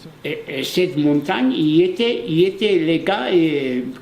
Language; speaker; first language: French; non-native, fluent; Polish